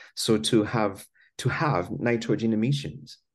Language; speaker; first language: English; non-native, fluent; French